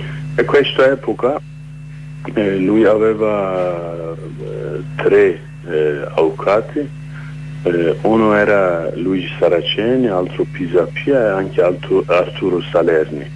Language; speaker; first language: Italian; non-native, fluent; Kurdish